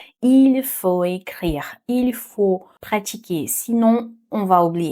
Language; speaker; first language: French; non-native, fluent; Portuguese